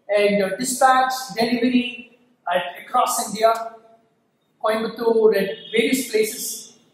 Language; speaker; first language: English; non-native, local second language; Kannada